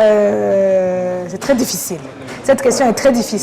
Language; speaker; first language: French; non-native, local second language; Kinyarwanda